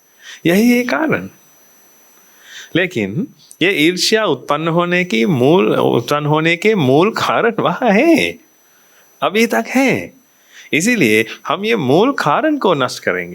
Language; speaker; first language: Hindi; non-native, fluent; Sinhala